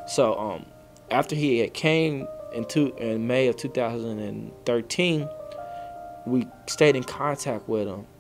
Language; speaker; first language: English; native; English